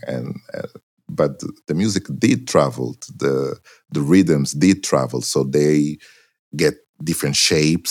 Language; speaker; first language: English; non-native, fluent; Portuguese